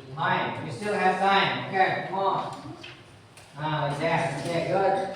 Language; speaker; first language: English; non-native, learner; Indonesian